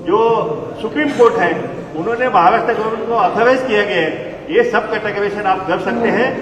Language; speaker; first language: Hindi; non-native, local second language; Marathi